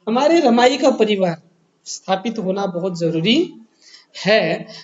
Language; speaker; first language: Hindi; non-native, local second language; Marathi